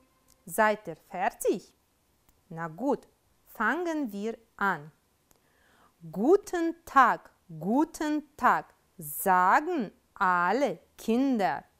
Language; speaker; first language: German; non-native, fluent; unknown